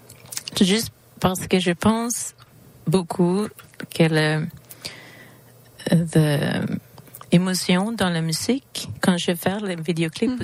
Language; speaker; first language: French; non-native, learner; Swedish